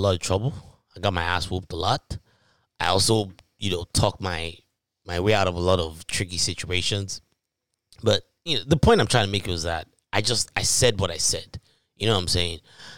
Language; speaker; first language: English; non-native, local second language; Yoruba